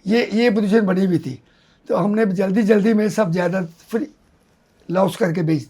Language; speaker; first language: Hindi; non-native, local second language; Punjabi